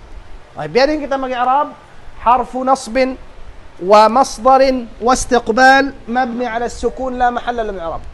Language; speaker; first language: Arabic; non-native, fluent; Tausug